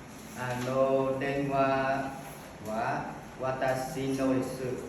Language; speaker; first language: Japanese; non-native, learner; Vietnamese